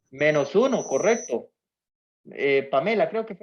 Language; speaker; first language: Spanish; native; Spanish